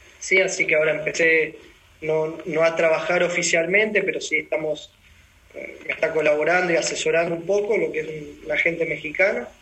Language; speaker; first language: Spanish; native; Spanish